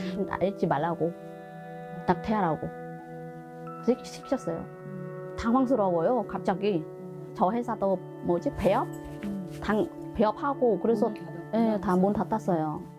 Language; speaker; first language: Korean; non-native, learner; Khmer